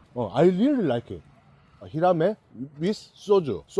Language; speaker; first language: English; non-native, learner; Korean